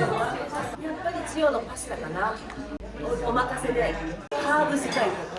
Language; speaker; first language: Japanese; native; Japanese